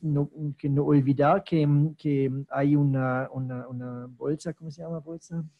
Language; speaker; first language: Spanish; non-native, fluent; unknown